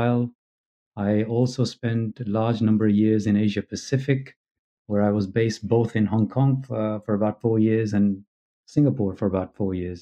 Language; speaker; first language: English; native; English